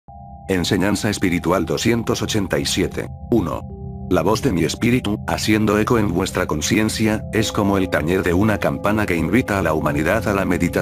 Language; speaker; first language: Spanish; native; Spanish